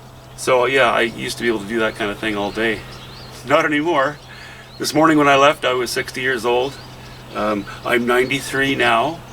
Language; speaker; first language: English; native; English